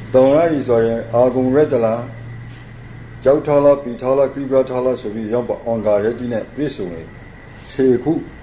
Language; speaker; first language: Burmese; native; Burmese